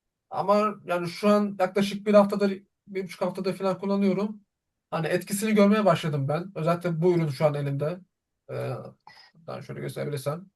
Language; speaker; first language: Turkish; native; Turkish